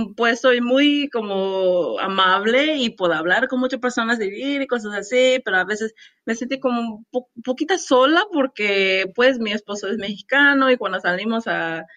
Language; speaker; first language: Spanish; non-native, learner; English